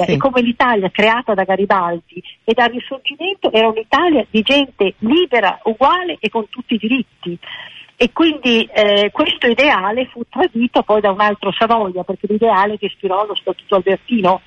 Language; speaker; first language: Italian; native; Italian